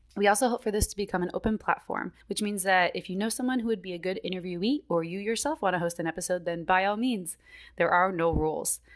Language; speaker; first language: English; native; English